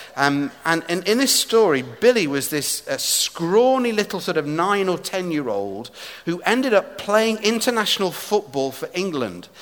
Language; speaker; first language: English; native; English